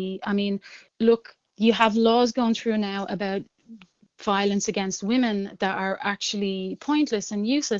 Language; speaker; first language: English; native; English